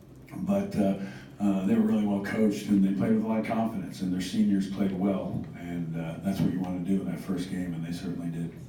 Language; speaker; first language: English; native; English